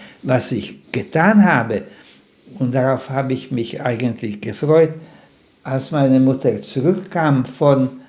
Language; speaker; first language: German; non-native, fluent; Slovak